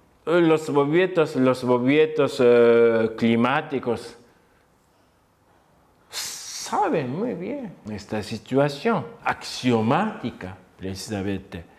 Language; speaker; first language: Spanish; non-native, fluent; Japanese